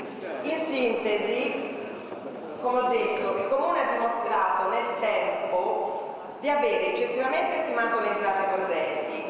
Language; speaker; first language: Italian; native; Italian